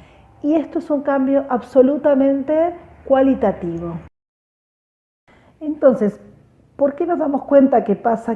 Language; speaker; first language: Spanish; native; Spanish